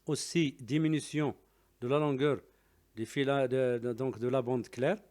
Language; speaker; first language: French; non-native, local second language; Arabic